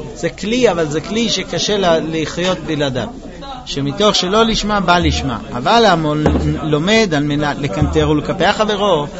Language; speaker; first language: Hebrew; non-native, fluent; English